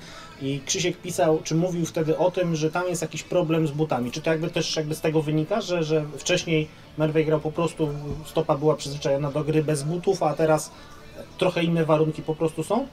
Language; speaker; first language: Polish; native; Polish